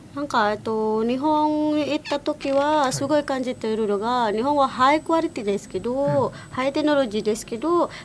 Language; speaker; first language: Japanese; non-native, learner; Indonesian